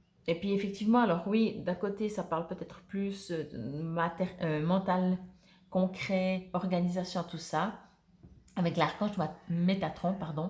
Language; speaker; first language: French; native; French